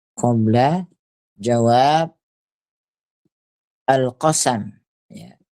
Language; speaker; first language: Arabic; non-native, fluent; Indonesian